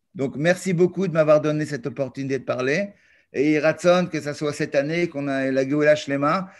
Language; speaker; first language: French; native; French